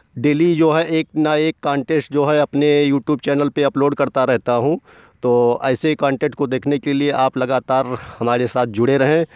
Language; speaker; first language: Hindi; native; Hindi